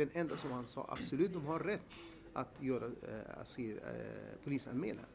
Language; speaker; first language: Swedish; non-native, fluent; Arabic